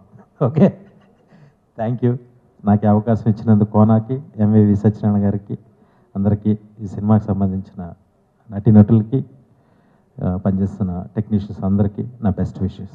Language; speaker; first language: Telugu; native; Telugu